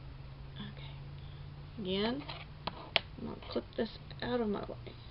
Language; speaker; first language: English; native; English